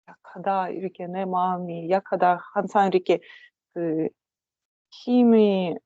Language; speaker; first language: Korean; non-native, learner; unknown